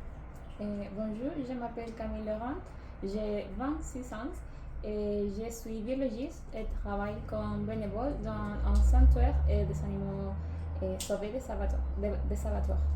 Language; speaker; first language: French; non-native, learner; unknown